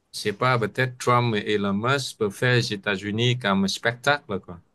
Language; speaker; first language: French; non-native, fluent; Vietnamese